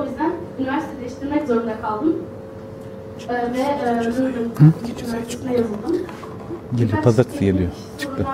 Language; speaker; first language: Turkish; early bilingual, other home language; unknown